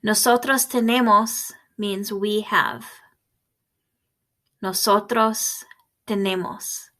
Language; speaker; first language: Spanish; non-native, fluent; English